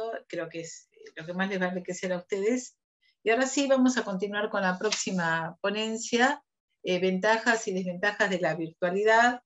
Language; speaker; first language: Spanish; native; Spanish